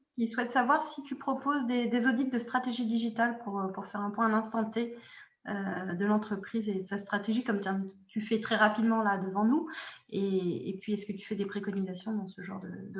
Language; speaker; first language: French; native; French